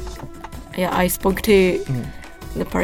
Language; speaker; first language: English; non-native, learner; Japanese